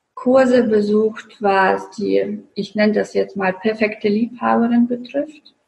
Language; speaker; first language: German; non-native, fluent; Russian